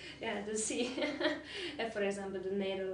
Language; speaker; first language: English; non-native, learner; Hungarian